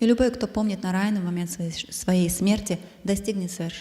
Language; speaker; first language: Russian; native; Russian